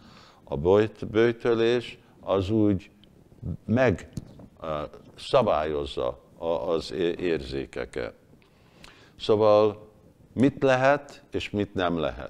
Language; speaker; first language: Hungarian; early bilingual, heritage; Hungarian